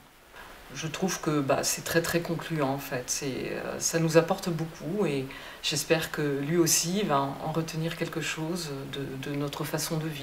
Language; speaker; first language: French; native; French